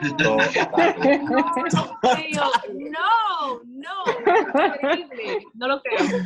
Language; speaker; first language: Spanish; non-native, fluent; English